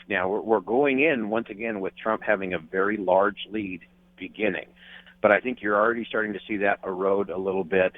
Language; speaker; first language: English; native; English